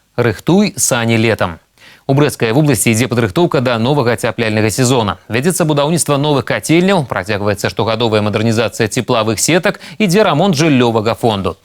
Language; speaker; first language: Belarusian; native; Belarusian